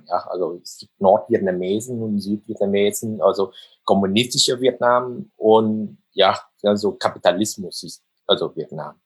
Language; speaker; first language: German; non-native, fluent; Vietnamese